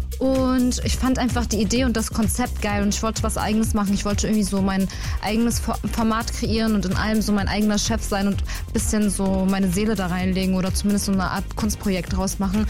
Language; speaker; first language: German; native; German